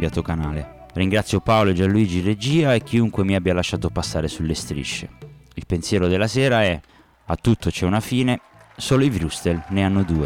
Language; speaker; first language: Italian; native; Italian